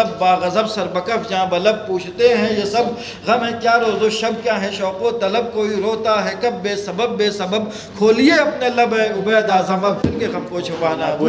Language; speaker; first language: Urdu; native; Urdu